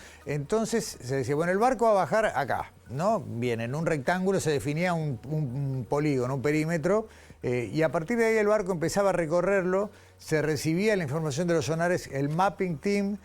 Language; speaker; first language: Spanish; native; Spanish